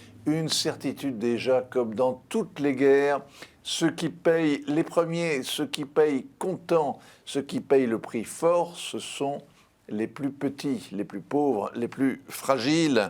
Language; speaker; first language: French; native; French